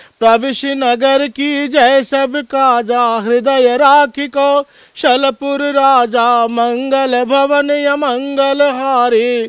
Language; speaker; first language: Hindi; native; Hindi